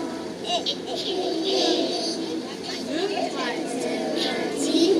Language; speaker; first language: French; non-native, learner; English